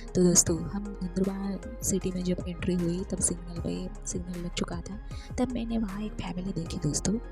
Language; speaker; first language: Hindi; non-native, local second language; Marathi